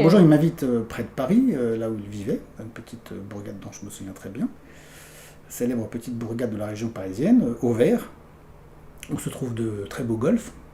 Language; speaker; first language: French; native; French